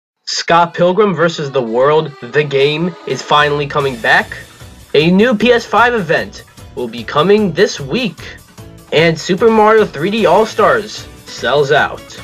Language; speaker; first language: English; native; English